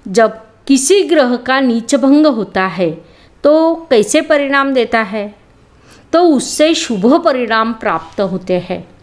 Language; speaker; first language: Hindi; native; Hindi